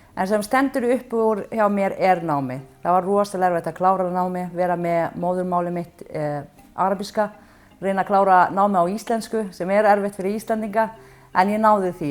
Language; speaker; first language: Icelandic; non-native, fluent; Arabic